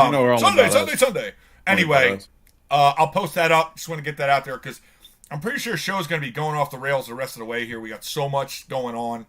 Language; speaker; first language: English; native; English